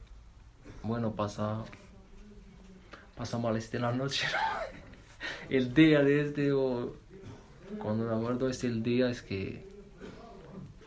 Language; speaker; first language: Spanish; non-native, learner; Arabic